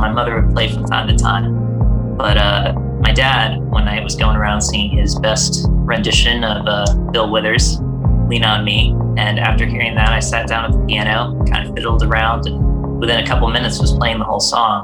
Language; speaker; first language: English; native; English